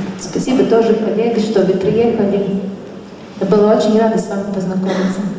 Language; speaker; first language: Russian; non-native, local second language; Latvian